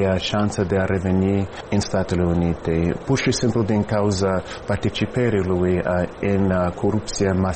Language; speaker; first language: Romanian; non-native, fluent; English